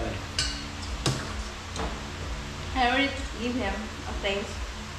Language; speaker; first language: English; non-native, local second language; Cebuano